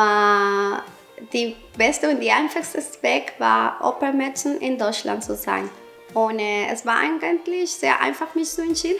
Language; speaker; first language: German; non-native, fluent; Spanish